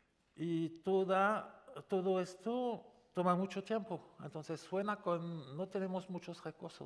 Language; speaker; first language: Spanish; non-native, fluent; French